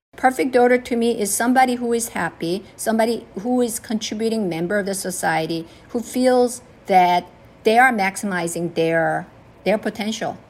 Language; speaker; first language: English; early bilingual, other home language; Korean